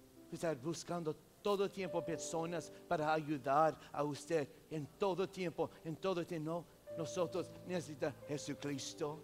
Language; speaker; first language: Spanish; non-native, local second language; English